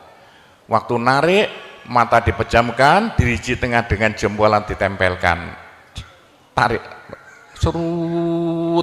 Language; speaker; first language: Indonesian; non-native, local second language; Javanese